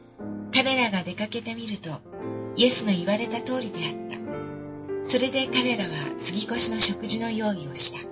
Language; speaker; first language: Japanese; native; Japanese